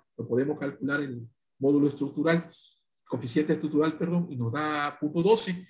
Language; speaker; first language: Spanish; native; Spanish